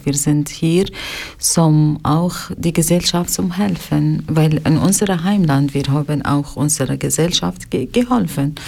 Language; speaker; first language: German; non-native, learner; Arabic